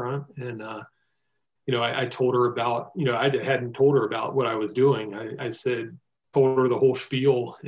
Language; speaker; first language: English; native; English